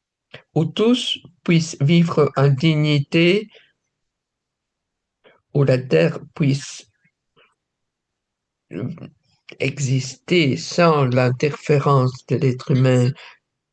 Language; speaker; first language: French; non-native, fluent; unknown